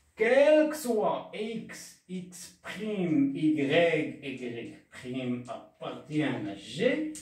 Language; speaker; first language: French; non-native, local second language; Arabic